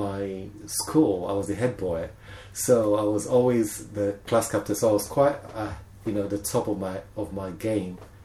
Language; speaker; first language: English; non-native, local second language; Yoruba